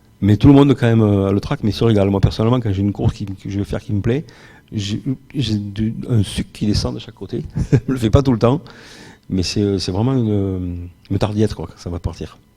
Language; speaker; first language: French; native; French